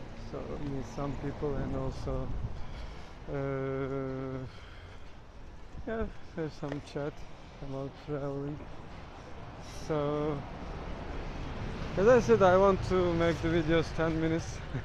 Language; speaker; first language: English; non-native, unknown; Turkish